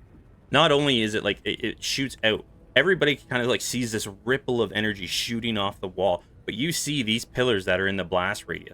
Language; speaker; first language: English; native; English